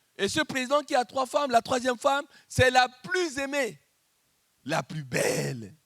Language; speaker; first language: French; non-native, local second language; Lingala